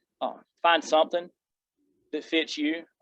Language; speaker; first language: English; native; English